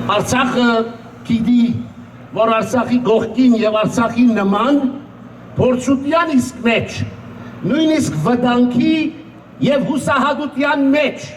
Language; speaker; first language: Armenian; early bilingual, other home language; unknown